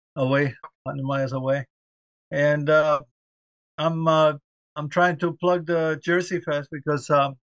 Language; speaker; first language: English; early bilingual, other home language; Spanish